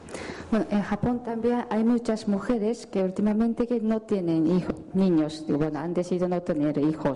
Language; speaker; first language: Spanish; non-native, fluent; Japanese